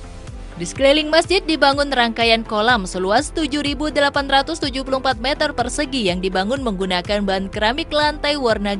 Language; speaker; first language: Indonesian; native; Indonesian